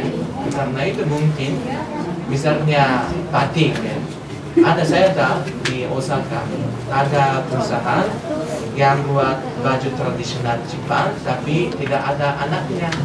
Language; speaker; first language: Indonesian; non-native, fluent; Japanese